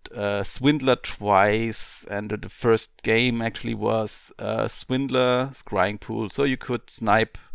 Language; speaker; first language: English; non-native, fluent; German